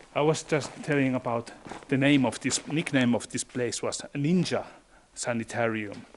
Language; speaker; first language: English; non-native, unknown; Finnish